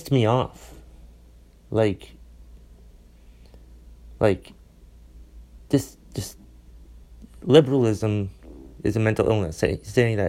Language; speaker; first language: English; native; English